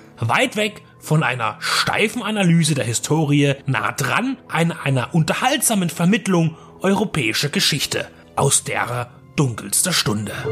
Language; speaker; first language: German; native; German